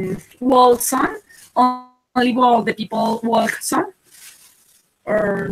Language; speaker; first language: English; non-native, learner; Spanish